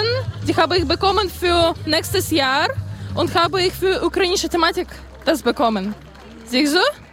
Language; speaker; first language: German; non-native, learner; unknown